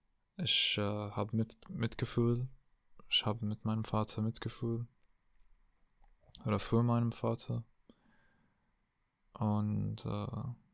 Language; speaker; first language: German; non-native, learner; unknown